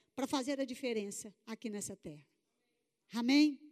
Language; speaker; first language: Portuguese; native; Portuguese